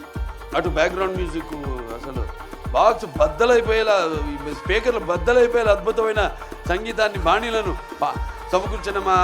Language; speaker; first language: Telugu; native; Telugu